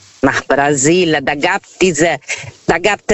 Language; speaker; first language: German; non-native, fluent; Portuguese